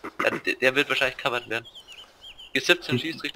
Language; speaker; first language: German; native; German